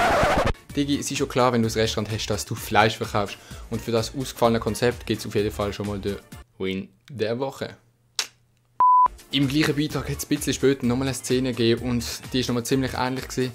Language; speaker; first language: German; native; German